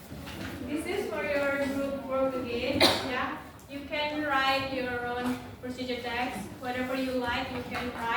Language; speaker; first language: English; non-native, learner; Indonesian